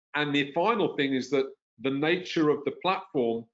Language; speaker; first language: English; native; English